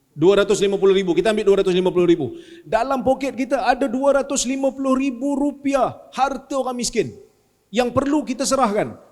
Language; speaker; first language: Malay; native; Malay